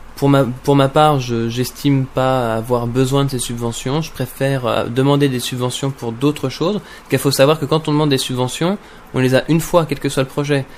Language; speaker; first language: French; native; French